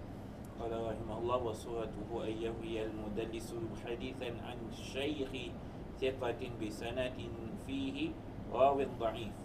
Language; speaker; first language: Arabic; non-native, learner; Malay